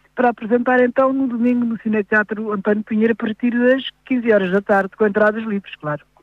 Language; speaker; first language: Portuguese; native; Portuguese